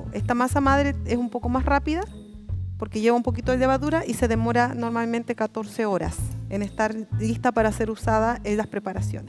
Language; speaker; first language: Spanish; native; Spanish